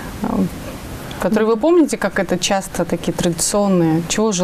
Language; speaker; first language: Russian; native; Russian